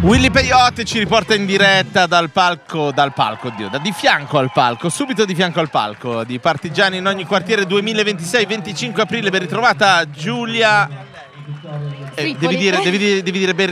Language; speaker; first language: Italian; native; Italian